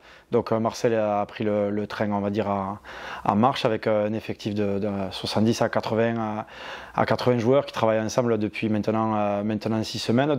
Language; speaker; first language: French; native; French